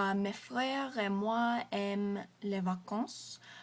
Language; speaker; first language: French; non-native, learner; English